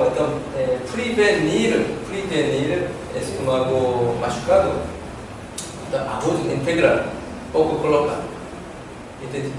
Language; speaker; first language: Portuguese; non-native, learner; Korean